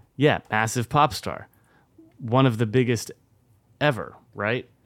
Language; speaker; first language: English; early bilingual, other home language; French